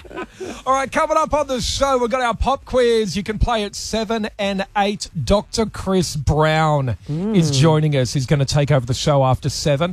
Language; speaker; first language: English; native; English